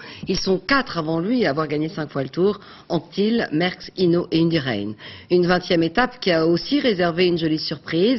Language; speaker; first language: French; native; French